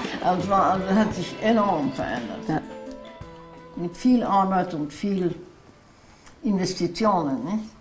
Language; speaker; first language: German; native; German